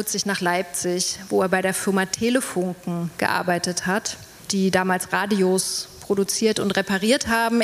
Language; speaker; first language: German; native; German